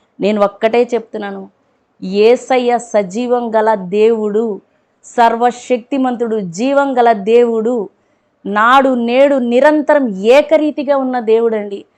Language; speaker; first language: Telugu; non-native, local second language; Urdu